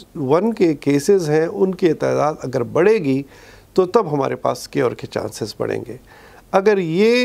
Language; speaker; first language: Urdu; non-native, local second language; Pashto